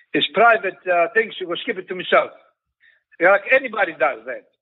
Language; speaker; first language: English; non-native, learner; Greek